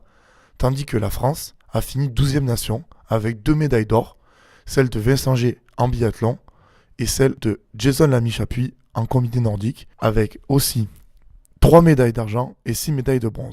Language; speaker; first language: French; native; French